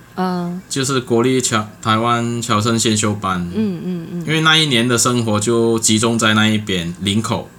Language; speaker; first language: Chinese; non-native, local second language; Cantonese